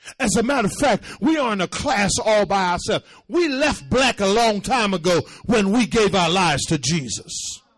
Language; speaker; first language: English; early bilingual, other home language; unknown